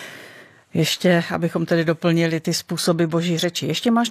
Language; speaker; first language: Czech; native; Czech